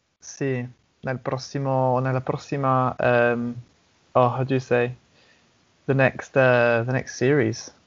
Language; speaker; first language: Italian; non-native, fluent; English